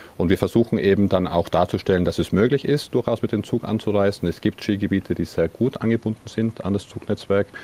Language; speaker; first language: German; native; German